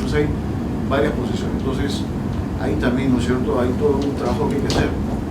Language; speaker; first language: Spanish; native; Spanish